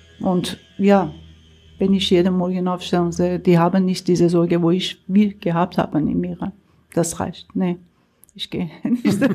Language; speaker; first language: German; non-native, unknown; Armenian